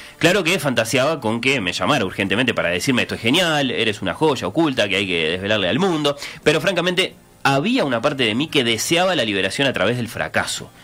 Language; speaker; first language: Spanish; native; Spanish